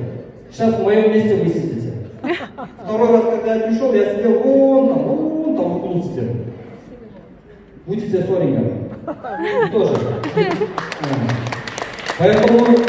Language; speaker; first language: Russian; non-native, local second language; Kyrgyz